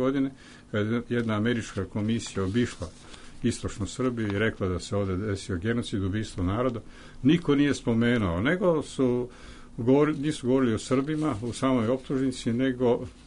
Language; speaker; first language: Serbian; native; Serbian